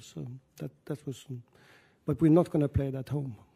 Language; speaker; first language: English; non-native, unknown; Swedish